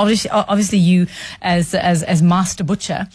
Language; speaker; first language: English; native; English